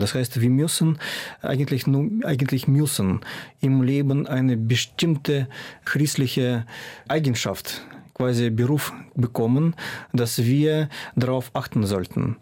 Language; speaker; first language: German; non-native, fluent; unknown